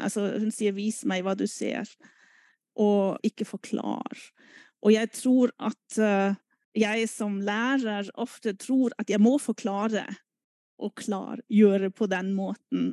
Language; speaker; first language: Norwegian; non-native, fluent; German